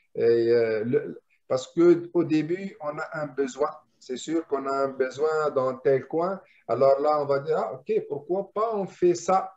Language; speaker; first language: French; non-native, local second language; Arabic